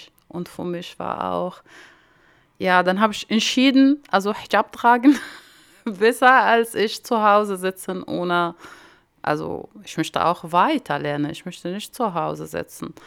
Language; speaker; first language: German; non-native, learner; Arabic